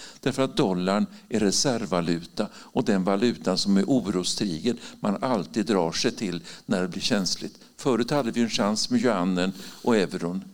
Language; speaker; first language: Swedish; native; Swedish